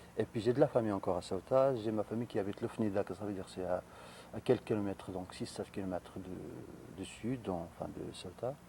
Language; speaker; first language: French; non-native, local second language; Arabic